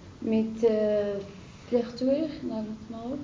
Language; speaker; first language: Dutch; non-native, learner; Arabic